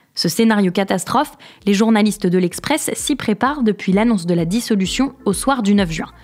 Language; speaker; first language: French; native; French